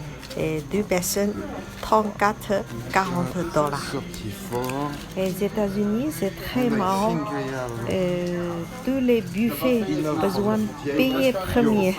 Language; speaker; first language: French; non-native, learner; Chinese